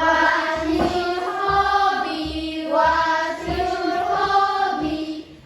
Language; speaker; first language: English; non-native, fluent; Indonesian